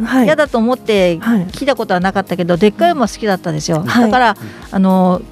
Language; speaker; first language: Japanese; native; Japanese